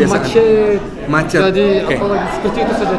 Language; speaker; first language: Indonesian; non-native, fluent; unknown